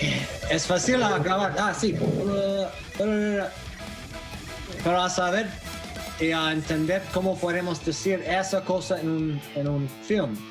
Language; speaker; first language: Spanish; non-native, fluent; English